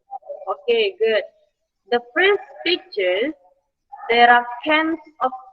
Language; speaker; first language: English; non-native, fluent; Indonesian